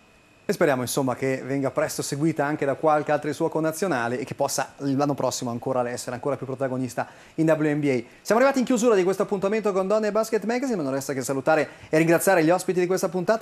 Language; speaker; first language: Italian; native; Italian